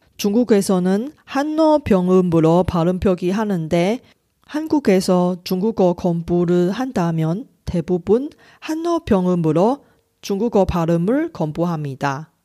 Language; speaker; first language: Korean; non-native, fluent; Chinese